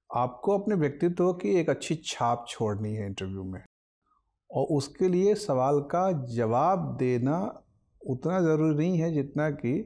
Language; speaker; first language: Hindi; native; Hindi